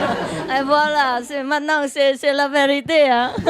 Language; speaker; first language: French; non-native, learner; Vietnamese